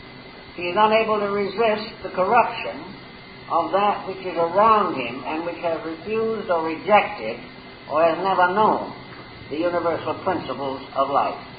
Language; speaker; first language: English; native; English